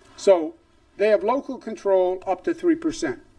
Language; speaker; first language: English; native; English